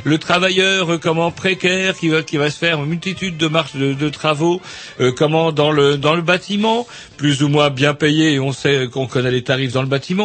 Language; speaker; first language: French; native; French